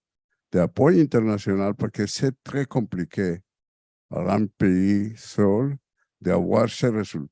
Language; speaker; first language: French; non-native, fluent; Spanish